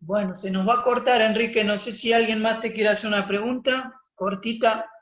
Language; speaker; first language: Spanish; native; Spanish